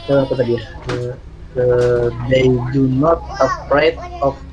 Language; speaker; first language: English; non-native, learner; Indonesian